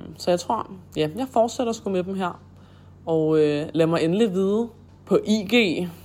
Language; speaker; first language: Danish; native; Danish